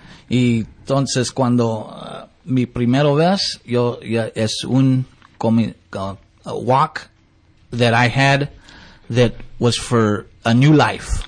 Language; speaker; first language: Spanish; early bilingual, heritage; English